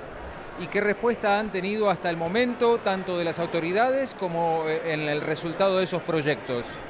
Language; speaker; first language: Spanish; native; Spanish